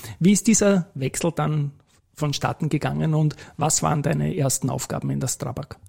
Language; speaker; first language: German; native; German